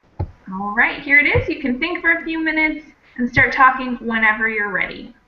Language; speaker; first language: English; native; English